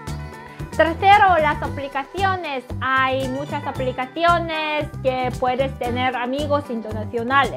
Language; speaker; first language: Spanish; non-native, fluent; Korean